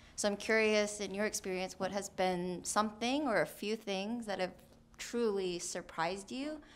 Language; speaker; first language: English; native; English